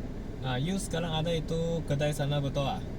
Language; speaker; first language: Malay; non-native, local second language; Chinese